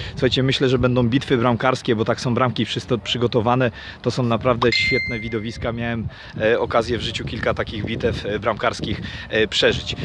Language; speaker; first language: Polish; native; Polish